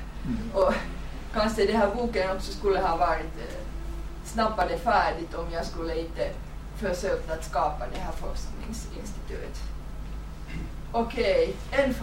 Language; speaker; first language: Swedish; non-native, fluent; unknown